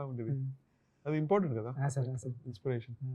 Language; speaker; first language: Telugu; non-native, learner; Tamil